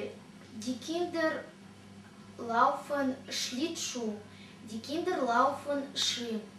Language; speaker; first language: German; non-native, learner; Russian